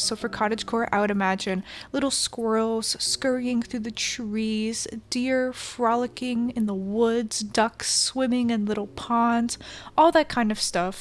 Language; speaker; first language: English; native; English